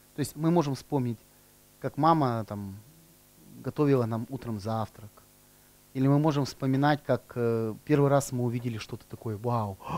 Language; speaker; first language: Russian; native; Russian